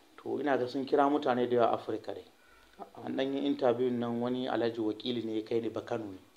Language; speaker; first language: Hausa; early bilingual, heritage; Hausa